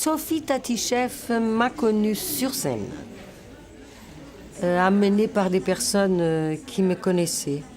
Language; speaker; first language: French; non-native, fluent; Portuguese